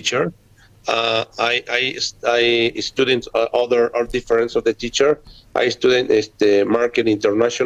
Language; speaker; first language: English; non-native, learner; Spanish